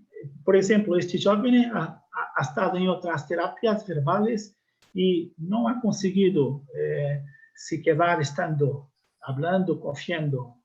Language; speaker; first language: Spanish; non-native, learner; Portuguese